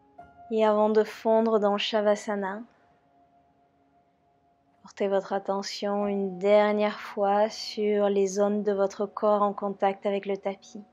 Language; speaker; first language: French; native; French